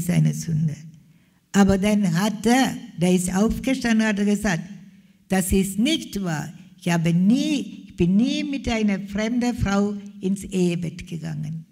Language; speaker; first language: German; non-native, fluent; Malayalam